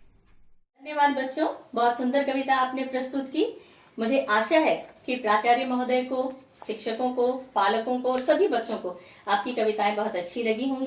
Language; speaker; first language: Hindi; native; Hindi